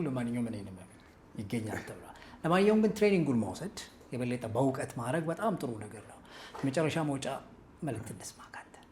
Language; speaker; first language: Amharic; native; Amharic